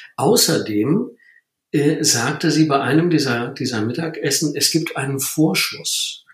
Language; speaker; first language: German; native; German